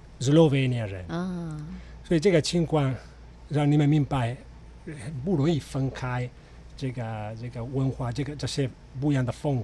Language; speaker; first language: Chinese; non-native, fluent; Italian